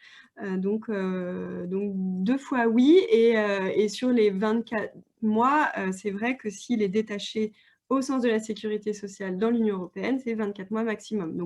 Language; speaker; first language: French; native; French